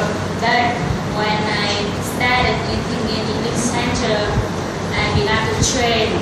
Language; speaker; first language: English; non-native, learner; Vietnamese